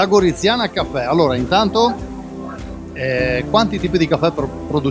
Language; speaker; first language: Italian; native; Italian